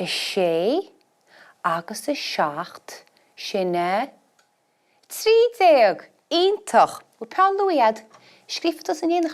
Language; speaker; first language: Irish; native; Irish